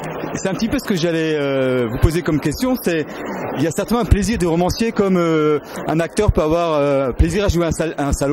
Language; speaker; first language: French; native; French